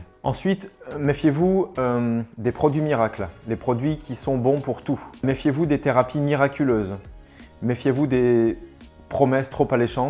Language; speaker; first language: French; native; French